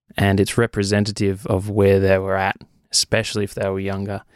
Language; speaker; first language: English; native; English